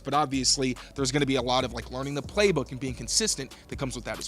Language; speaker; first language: English; native; English